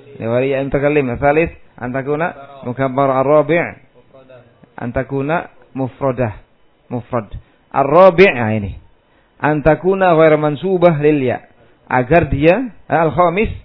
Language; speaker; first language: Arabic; non-native, fluent; Indonesian